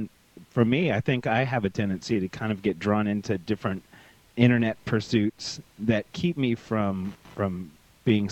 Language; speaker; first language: English; native; English